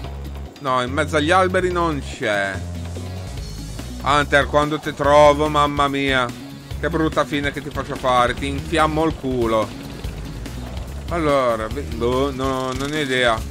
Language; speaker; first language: Italian; native; Italian